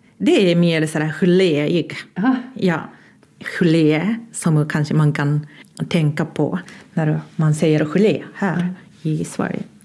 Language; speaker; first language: Swedish; non-native, fluent; Japanese